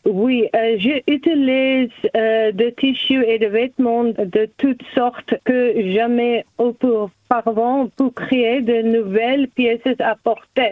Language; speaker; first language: French; non-native, learner; German